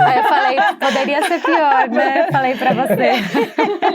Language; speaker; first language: Portuguese; native; Portuguese